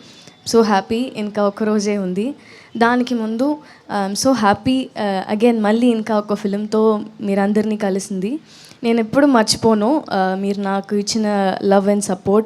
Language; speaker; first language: Telugu; non-native, learner; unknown